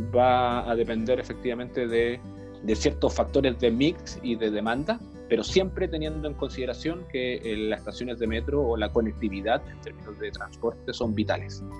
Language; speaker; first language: Spanish; native; Spanish